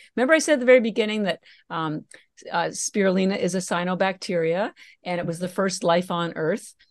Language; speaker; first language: English; native; English